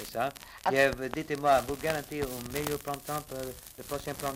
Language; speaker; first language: French; non-native, learner; English